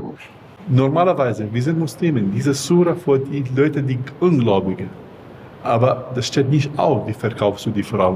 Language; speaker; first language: German; non-native, learner; Kurdish